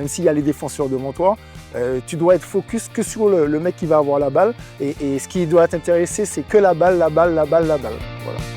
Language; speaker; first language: French; native; French